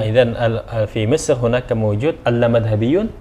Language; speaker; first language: Arabic; non-native, learner; Indonesian